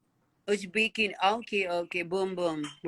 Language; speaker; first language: English; non-native, learner; Hindi